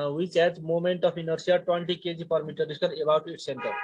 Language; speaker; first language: English; non-native, local second language; Nepali